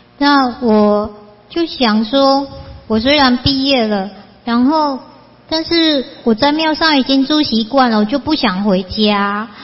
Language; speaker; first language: Chinese; native; Chinese